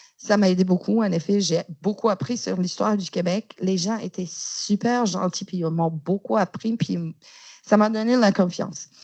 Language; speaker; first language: French; non-native, fluent; Romanian